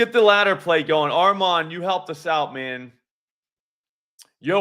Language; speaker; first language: English; native; English